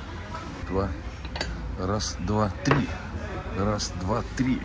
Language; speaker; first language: Russian; native; Russian